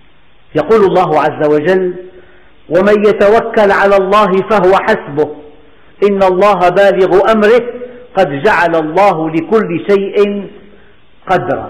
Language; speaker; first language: Arabic; native; Arabic